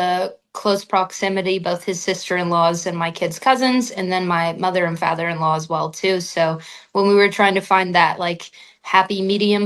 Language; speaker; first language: English; native; English